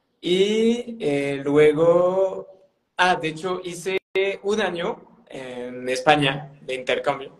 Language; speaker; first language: Spanish; non-native, fluent; French